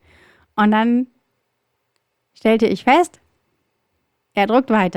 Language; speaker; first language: German; native; German